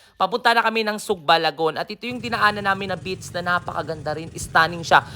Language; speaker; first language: Filipino; non-native, local second language; Cebuano